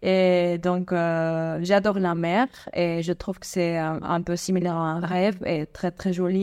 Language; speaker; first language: French; non-native, fluent; Spanish